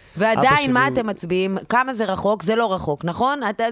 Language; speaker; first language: Hebrew; native; Hebrew